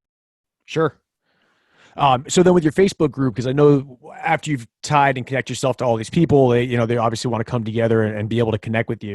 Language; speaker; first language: English; native; English